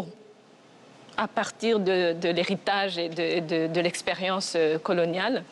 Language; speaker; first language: French; non-native, local second language; Kinyarwanda